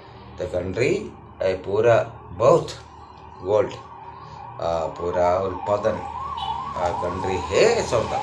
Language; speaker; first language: Hindi; non-native, learner; Malayalam